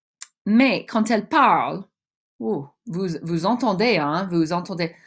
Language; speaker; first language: French; non-native, fluent; English